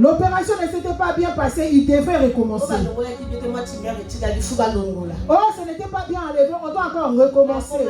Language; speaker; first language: French; non-native, local second language; Lingala